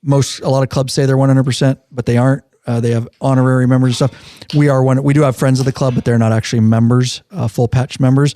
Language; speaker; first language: English; native; English